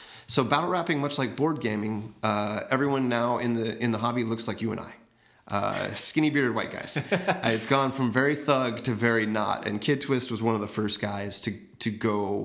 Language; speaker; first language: English; native; English